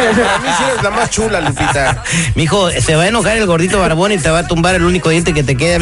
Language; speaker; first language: Spanish; native; Spanish